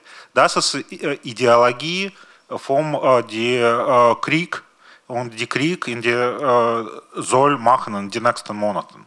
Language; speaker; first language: German; non-native, learner; Russian